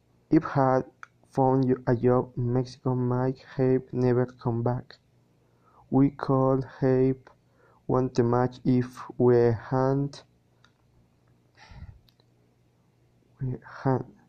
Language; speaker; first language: English; non-native, learner; Spanish